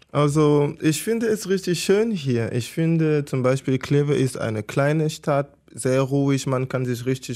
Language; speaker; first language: German; non-native, fluent; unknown